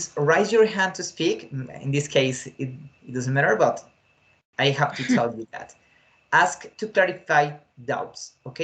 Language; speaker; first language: English; non-native, fluent; Spanish